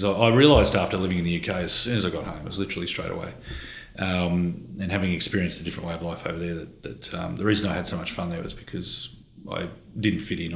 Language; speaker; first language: English; native; English